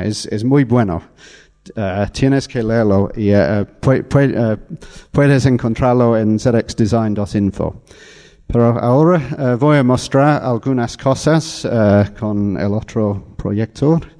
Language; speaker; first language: Spanish; non-native, fluent; English